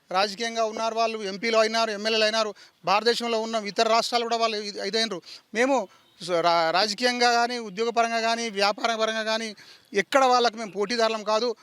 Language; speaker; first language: Telugu; non-native, local second language; Lambadi